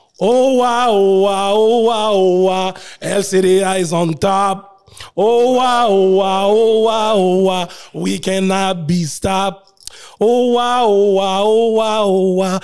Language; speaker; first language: French; native; French